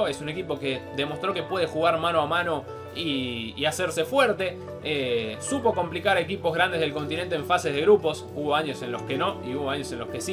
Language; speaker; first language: Spanish; native; Spanish